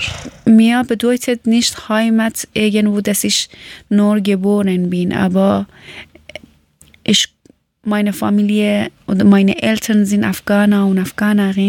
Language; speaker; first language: German; non-native, learner; Persian